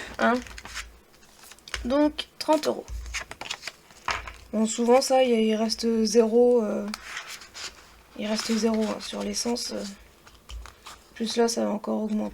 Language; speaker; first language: French; native; French